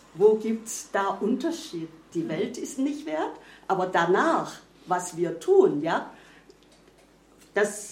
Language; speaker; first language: German; non-native, fluent; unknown